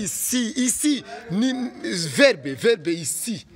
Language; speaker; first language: French; non-native, local second language; Rundi